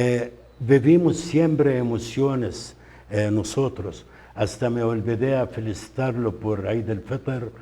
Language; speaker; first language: Spanish; non-native, fluent; Arabic